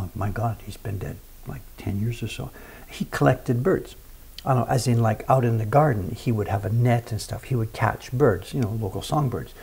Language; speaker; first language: English; native; English